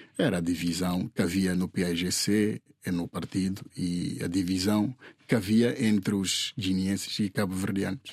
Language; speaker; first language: Portuguese; non-native, local second language; Upper Guinea Crioulo